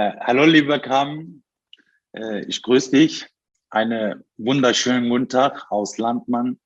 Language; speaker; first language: German; non-native, fluent; Turkish